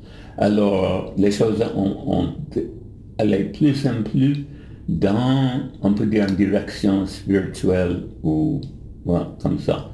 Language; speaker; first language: French; non-native, fluent; English